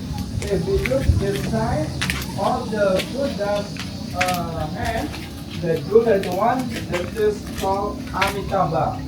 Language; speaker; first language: English; non-native, learner; Indonesian